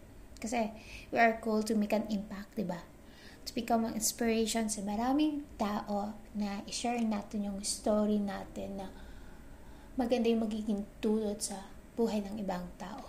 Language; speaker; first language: English; non-native, local second language; Filipino